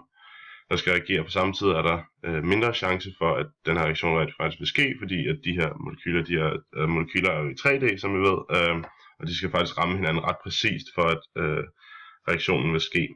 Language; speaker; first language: Danish; native; Danish